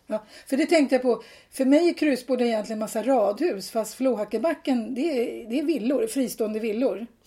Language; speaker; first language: Swedish; native; Swedish